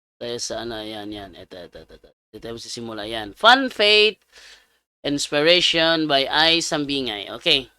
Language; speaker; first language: Filipino; non-native, local second language; Cebuano